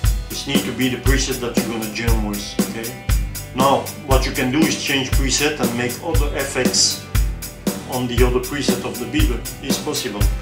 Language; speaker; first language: English; non-native, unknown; French